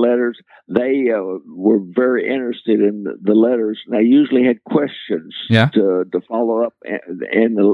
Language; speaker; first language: English; native; English